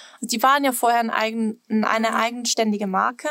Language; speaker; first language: German; non-native, fluent; Swiss German